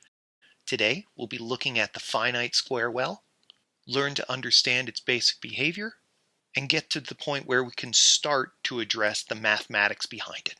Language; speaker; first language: English; native; English